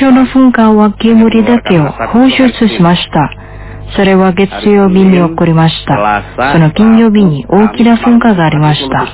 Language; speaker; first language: Japanese; non-native, fluent; Indonesian